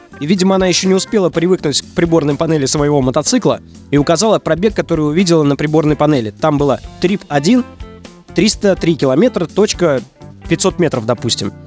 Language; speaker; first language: Russian; native; Russian